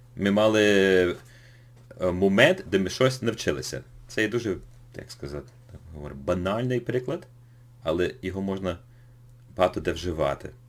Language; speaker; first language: Ukrainian; early bilingual, heritage; English